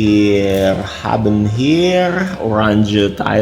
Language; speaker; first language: German; non-native, learner; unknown